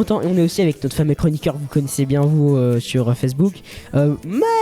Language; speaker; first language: French; native; French